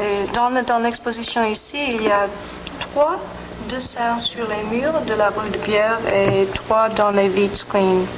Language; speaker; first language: French; non-native, fluent; English